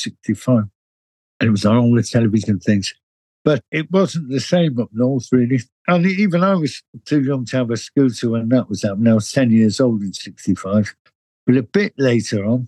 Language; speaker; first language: English; native; English